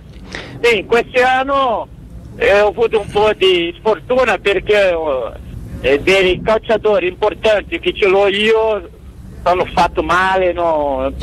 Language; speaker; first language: Italian; non-native, fluent; Portuguese